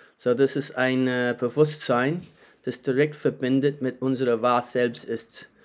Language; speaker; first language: German; non-native, learner; English